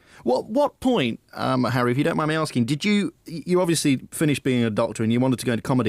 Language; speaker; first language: English; native; English